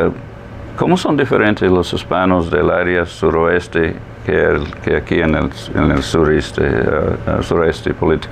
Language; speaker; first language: Spanish; non-native, fluent; English